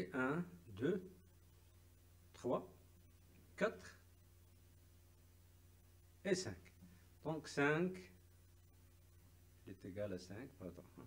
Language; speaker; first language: French; non-native, local second language; Arabic